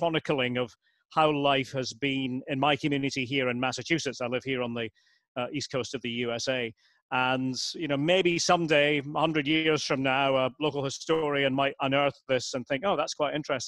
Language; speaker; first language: English; native; English